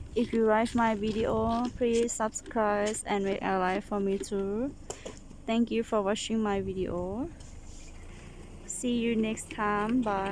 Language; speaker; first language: English; non-native, learner; Thai